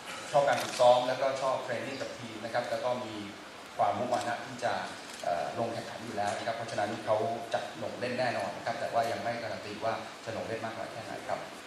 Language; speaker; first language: Thai; native; Thai